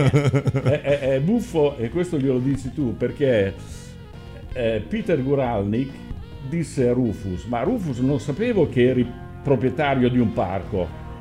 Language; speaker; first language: Italian; native; Italian